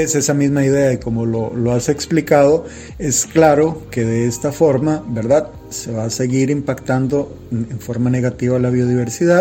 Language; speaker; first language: Spanish; native; Spanish